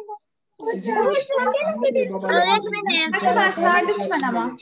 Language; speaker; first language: Turkish; native; Turkish